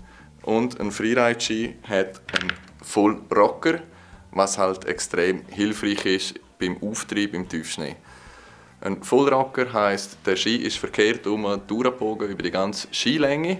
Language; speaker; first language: German; native; German